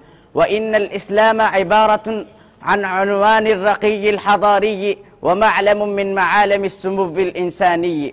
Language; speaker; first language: Arabic; non-native, learner; Urdu